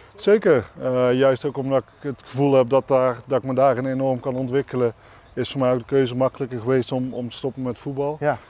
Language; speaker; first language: Dutch; native; Dutch